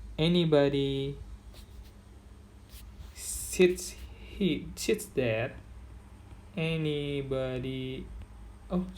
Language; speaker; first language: English; non-native, fluent; Indonesian